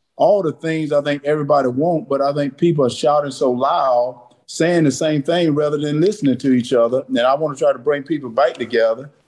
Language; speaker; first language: English; native; English